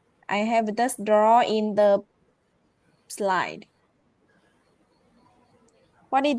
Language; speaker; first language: English; non-native, learner; Vietnamese